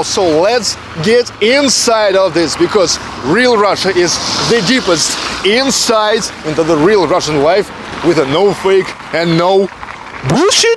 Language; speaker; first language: English; non-native, fluent; Russian